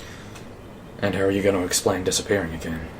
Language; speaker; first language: English; native; English